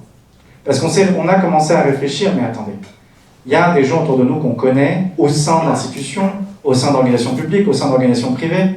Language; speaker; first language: French; native; French